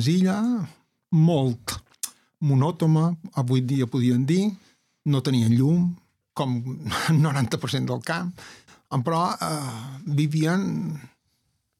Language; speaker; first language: Catalan; native; Catalan